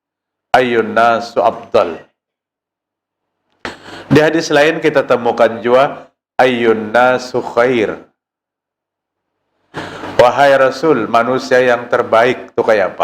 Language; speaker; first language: Indonesian; non-native, local second language; Banjar